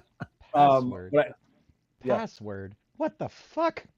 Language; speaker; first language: English; native; English